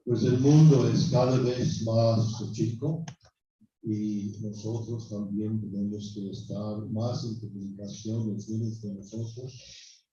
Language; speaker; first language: Spanish; non-native, fluent; English